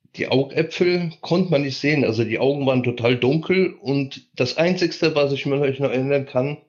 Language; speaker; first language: German; early bilingual, heritage; Polish